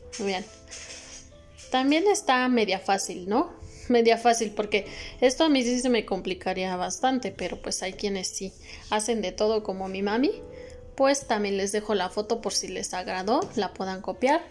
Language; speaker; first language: Spanish; native; Spanish